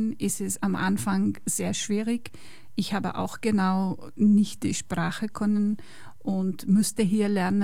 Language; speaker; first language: German; non-native, learner; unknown